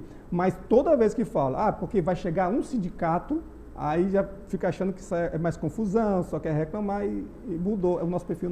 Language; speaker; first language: Portuguese; native; Portuguese